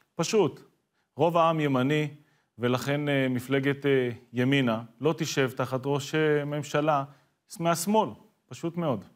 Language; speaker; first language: Hebrew; native; Hebrew